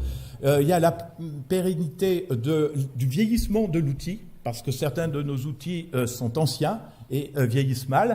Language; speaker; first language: French; native; French